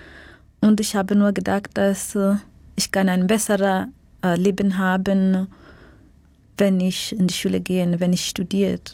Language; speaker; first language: German; non-native, fluent; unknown